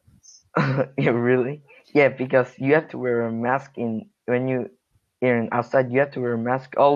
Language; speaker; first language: English; non-native, learner; Korean